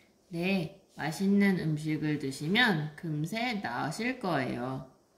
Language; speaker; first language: Korean; native; Korean